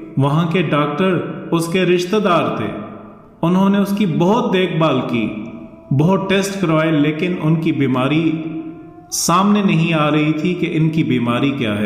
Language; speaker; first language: Urdu; non-native, local second language; Northern Hindko